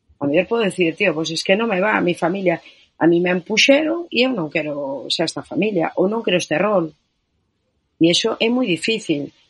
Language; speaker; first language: Galician; non-native, local second language; Spanish